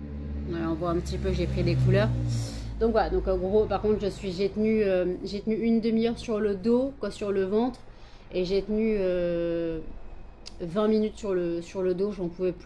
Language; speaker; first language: French; native; French